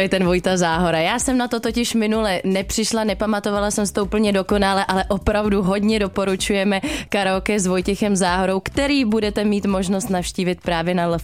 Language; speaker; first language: Czech; native; Czech